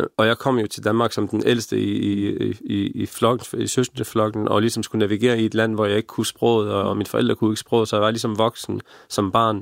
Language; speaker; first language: Danish; early bilingual, other home language; Arabic